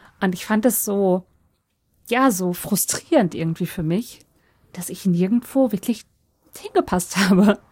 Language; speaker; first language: German; early bilingual, other home language; Polish